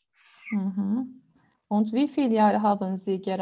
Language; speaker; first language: German; non-native, learner; Turkish